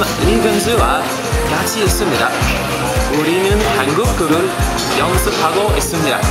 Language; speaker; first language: Korean; non-native, learner; English